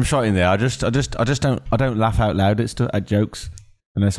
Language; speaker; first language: English; native; English